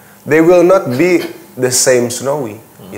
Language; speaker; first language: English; early bilingual, other home language; Indonesian